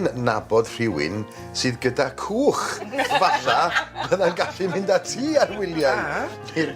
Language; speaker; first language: Welsh; native; Welsh